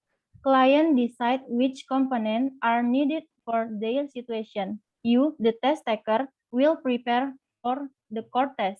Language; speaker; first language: English; non-native, learner; Indonesian